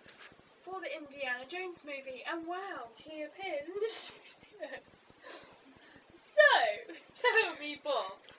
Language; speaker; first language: English; native; English